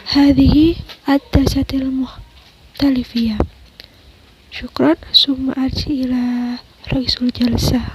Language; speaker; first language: Arabic; non-native, learner; Indonesian